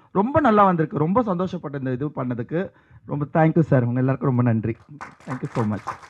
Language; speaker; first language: Tamil; native; Tamil